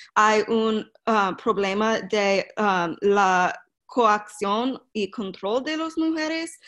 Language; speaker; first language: Spanish; non-native, fluent; English